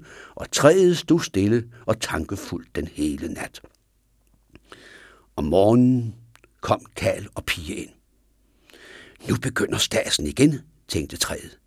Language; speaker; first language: Danish; native; Danish